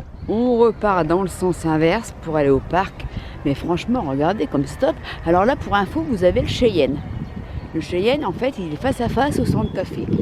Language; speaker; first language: French; native; French